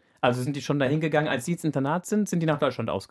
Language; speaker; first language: German; native; German